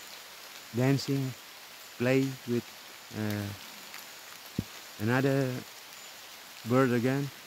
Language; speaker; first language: English; non-native, learner; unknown